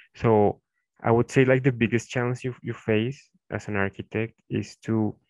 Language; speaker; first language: English; non-native, fluent; Spanish